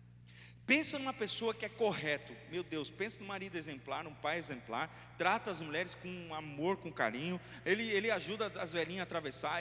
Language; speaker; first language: Portuguese; native; Portuguese